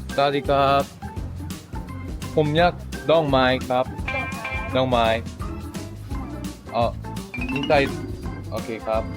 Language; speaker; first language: Thai; non-native, learner; Korean